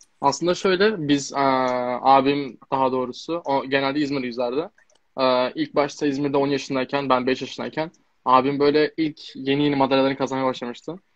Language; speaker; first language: Turkish; native; Turkish